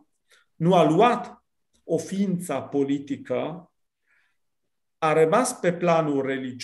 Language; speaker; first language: Romanian; non-native, fluent; Italian